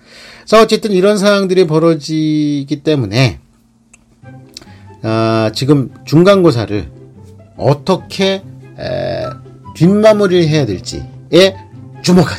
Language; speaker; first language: Korean; native; Korean